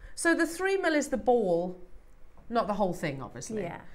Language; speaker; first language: English; native; English